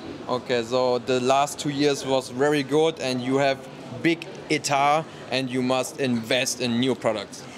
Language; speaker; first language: English; non-native, learner; German